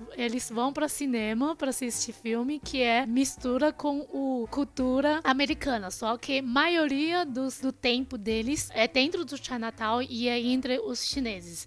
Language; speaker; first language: Portuguese; non-native, fluent; Chinese